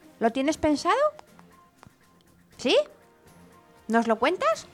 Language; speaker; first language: Spanish; native; Spanish